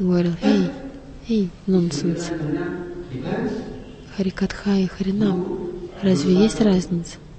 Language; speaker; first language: Russian; non-native, learner; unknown